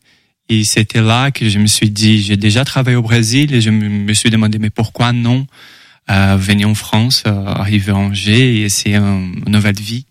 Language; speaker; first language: French; non-native, fluent; Portuguese